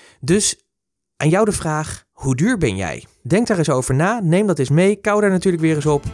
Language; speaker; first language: Dutch; native; Dutch